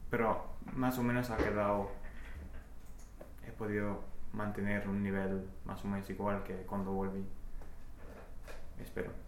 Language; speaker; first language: Spanish; non-native, fluent; English